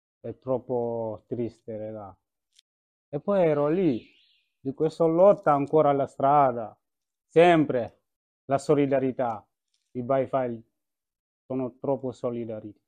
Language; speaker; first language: Italian; non-native, learner; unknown